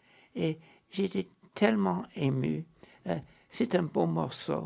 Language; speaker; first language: French; non-native, fluent; English